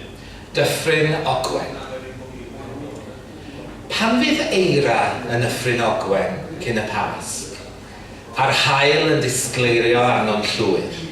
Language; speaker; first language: Welsh; native; Welsh